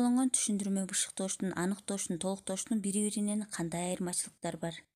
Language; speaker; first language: Kyrgyz; native; Kyrgyz